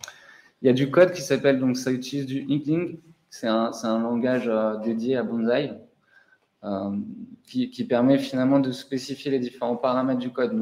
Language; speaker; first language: French; native; French